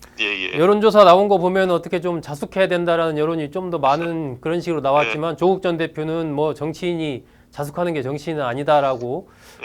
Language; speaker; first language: Korean; native; Korean